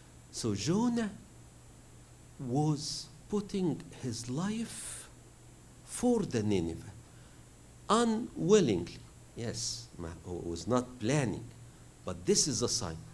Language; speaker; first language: English; non-native, fluent; Arabic